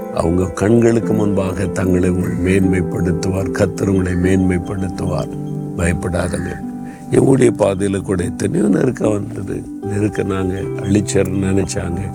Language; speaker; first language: Tamil; native; Tamil